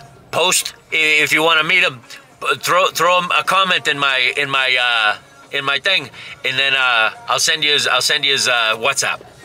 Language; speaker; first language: English; native; English